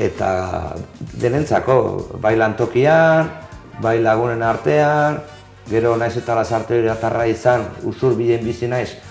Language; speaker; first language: Basque; non-native, local second language; Spanish